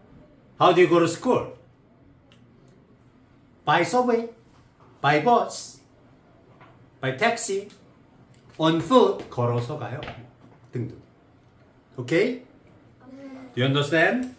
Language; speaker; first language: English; non-native, learner; Korean